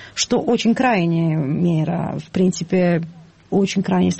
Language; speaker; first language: Russian; non-native, fluent; Italian